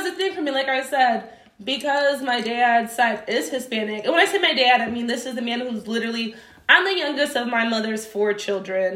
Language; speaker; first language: English; native; English